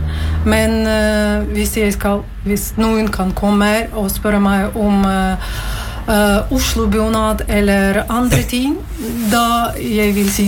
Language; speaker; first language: Norwegian; non-native, learner; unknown